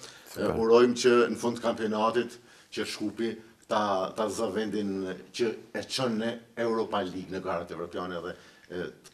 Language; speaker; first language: Albanian; native; Albanian